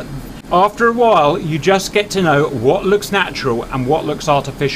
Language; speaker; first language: English; native; English